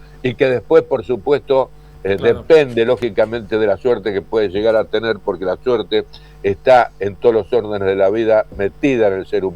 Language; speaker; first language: Spanish; native; Spanish